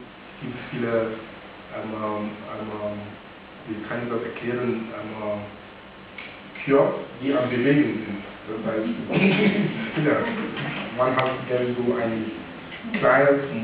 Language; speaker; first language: German; non-native, fluent; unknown